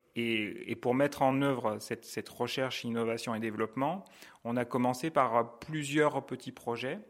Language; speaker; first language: French; native; French